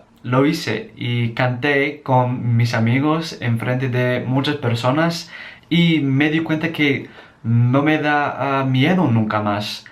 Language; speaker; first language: Spanish; non-native, learner; English